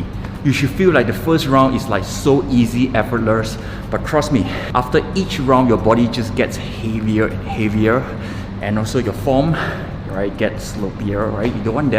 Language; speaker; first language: English; non-native, local second language; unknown